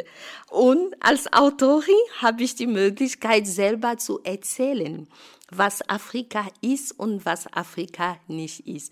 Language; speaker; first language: German; non-native, fluent; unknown